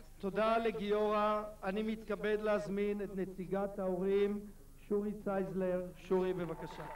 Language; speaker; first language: Hebrew; native; Hebrew